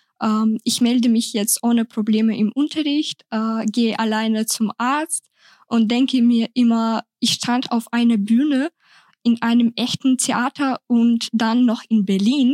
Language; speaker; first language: German; non-native, fluent; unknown